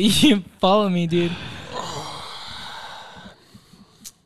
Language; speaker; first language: English; non-native, fluent; Spanish